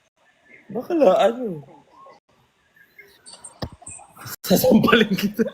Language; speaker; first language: Filipino; native; Filipino